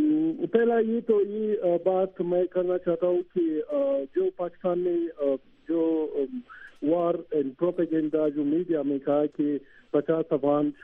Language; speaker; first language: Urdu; non-native, learner; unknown